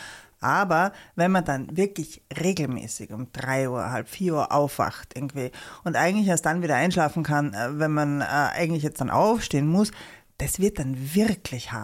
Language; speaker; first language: German; native; German